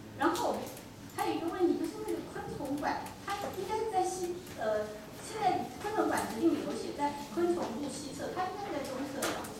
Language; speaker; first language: Chinese; native; Chinese